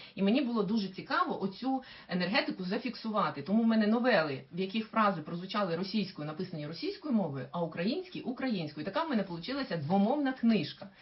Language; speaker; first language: Ukrainian; non-native, local second language; Russian